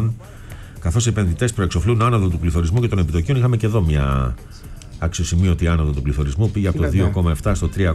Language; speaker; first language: Greek; native; Greek